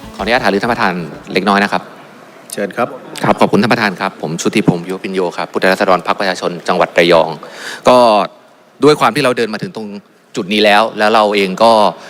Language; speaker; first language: Thai; native; Thai